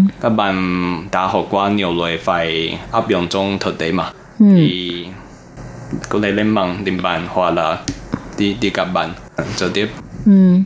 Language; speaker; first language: Vietnamese; non-native, learner; Chinese